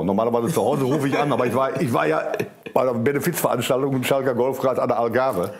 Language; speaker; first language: German; native; German